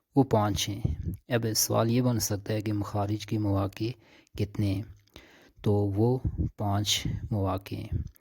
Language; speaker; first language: Urdu; native; Urdu